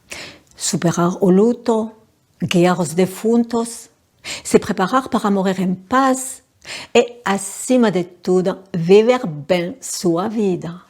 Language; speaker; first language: Portuguese; non-native, learner; French